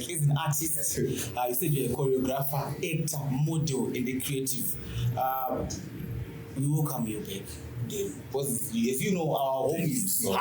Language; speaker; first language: English; non-native, local second language; Shona